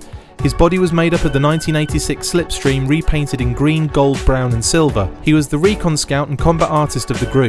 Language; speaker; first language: English; native; English